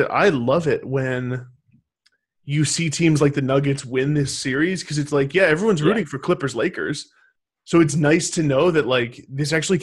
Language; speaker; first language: English; native; English